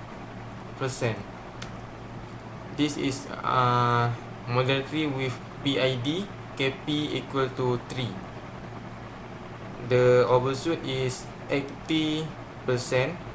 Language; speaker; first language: English; non-native, learner; Malay